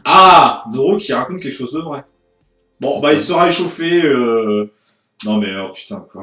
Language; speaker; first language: French; native; French